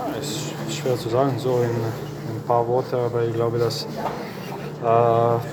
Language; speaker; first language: German; non-native, fluent; Croatian